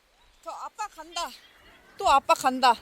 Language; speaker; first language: Korean; native; Korean